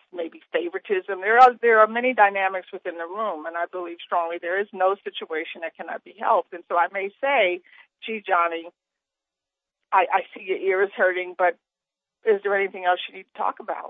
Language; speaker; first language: English; native; English